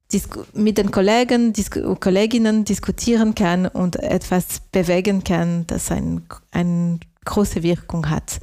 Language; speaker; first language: German; non-native, local second language; French